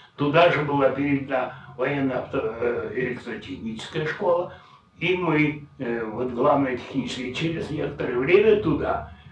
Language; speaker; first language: Russian; native; Russian